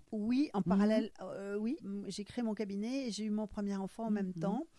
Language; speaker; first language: French; non-native, fluent; German